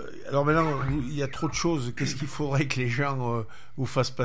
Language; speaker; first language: French; native; French